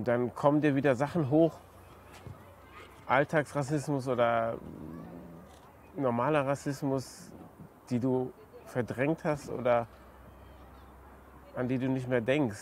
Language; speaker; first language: German; native; German